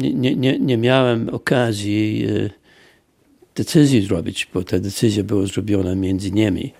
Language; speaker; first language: Polish; early bilingual, heritage; Polish